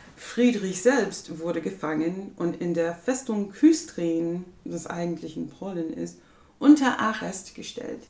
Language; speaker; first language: German; non-native, fluent; English